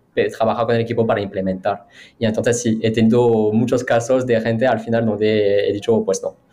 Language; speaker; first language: Spanish; non-native, fluent; French